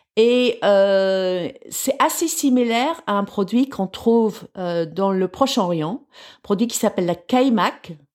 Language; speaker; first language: French; non-native, fluent; English